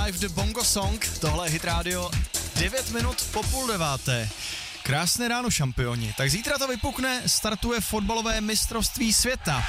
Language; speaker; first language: Czech; native; Czech